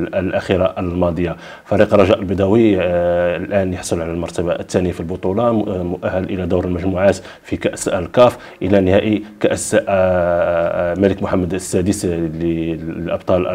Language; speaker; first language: Arabic; native; Arabic